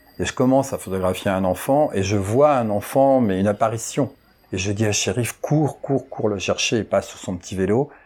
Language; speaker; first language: French; native; French